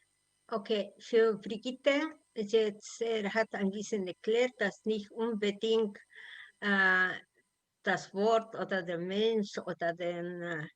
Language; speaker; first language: German; non-native, learner; Spanish